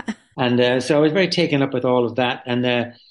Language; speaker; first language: English; native; English